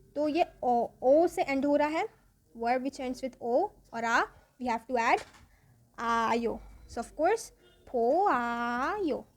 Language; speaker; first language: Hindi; native; Hindi